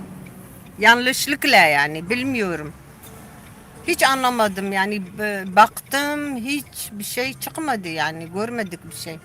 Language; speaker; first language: Turkish; non-native, local second language; Kurdish